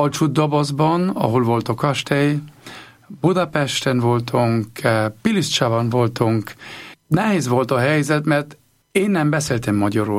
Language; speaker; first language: Hungarian; non-native, learner; German